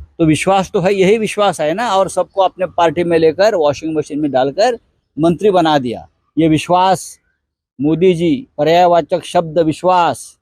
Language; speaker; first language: Hindi; non-native, local second language; Marathi